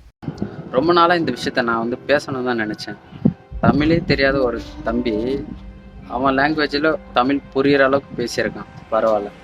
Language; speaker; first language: Tamil; native; Tamil